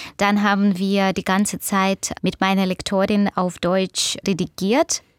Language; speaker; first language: German; non-native, fluent; Russian